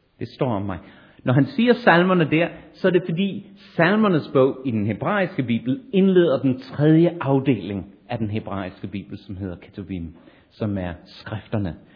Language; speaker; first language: Danish; non-native, fluent; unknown